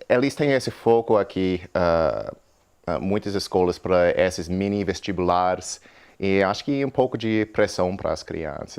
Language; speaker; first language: Portuguese; non-native, fluent; English